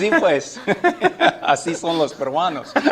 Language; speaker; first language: Spanish; non-native, fluent; English